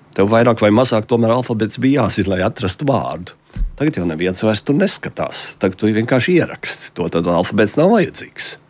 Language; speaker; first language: Latvian; native; Latvian